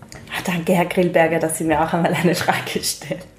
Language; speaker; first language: German; native; German